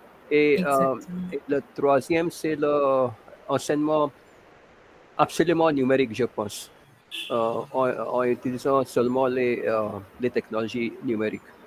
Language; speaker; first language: French; non-native, fluent; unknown